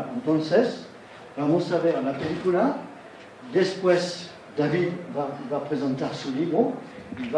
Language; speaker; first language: Spanish; non-native, learner; French